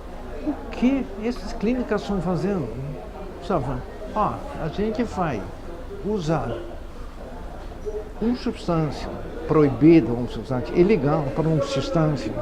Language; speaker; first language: Portuguese; non-native, fluent; Dutch